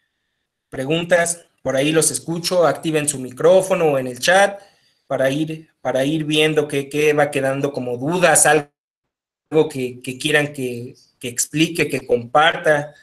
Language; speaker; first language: Spanish; native; Spanish